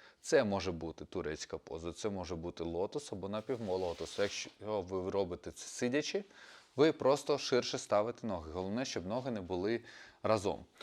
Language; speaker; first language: Ukrainian; non-native, local second language; Russian